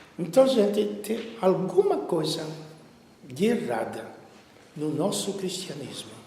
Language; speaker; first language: Portuguese; non-native, fluent; Italian